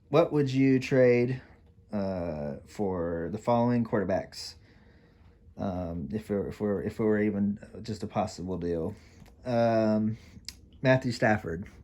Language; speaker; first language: English; native; English